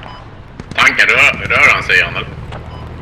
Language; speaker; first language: Swedish; native; Swedish